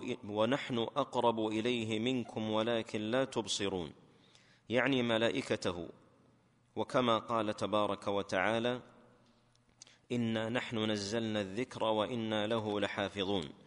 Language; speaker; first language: Arabic; native; Arabic